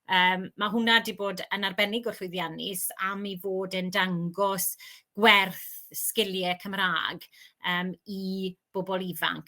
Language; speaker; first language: Welsh; native; Welsh